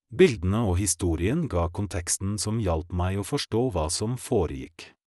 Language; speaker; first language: Norwegian; non-native, fluent; Polish